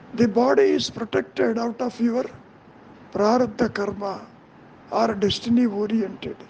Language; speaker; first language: English; non-native, local second language; Telugu